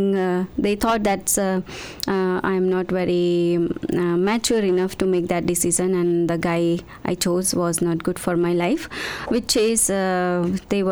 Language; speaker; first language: English; non-native, local second language; Gujarati